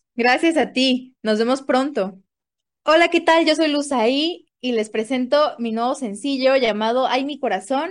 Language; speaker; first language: Spanish; native; Spanish